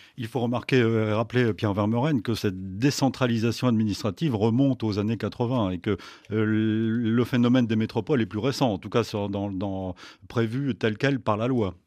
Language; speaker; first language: French; native; French